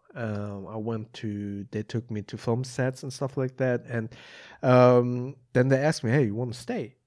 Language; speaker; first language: English; non-native, fluent; German